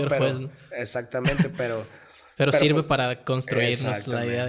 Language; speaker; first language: Spanish; native; Spanish